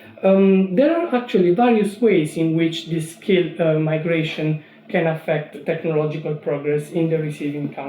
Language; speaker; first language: English; non-native, fluent; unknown